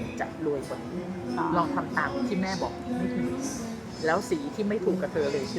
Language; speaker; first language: Thai; native; Thai